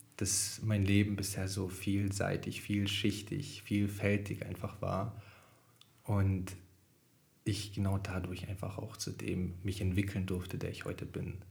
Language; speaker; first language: German; early bilingual, other home language; Albanian